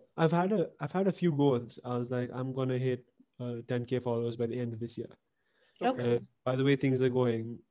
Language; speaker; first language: English; native; English